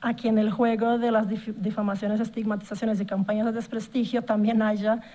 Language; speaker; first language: Spanish; non-native, fluent; Portuguese